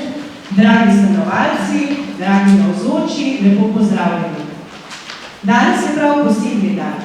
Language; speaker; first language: Slovenian; native; Slovenian